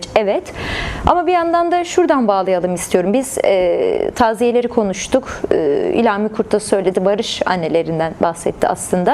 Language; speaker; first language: Turkish; native; Turkish